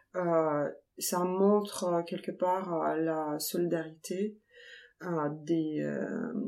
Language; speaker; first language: French; non-native, fluent; Ukrainian